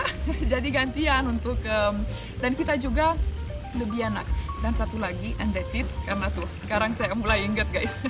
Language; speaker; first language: Indonesian; non-native, fluent; Romanian